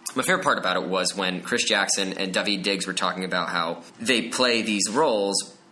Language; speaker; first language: English; native; English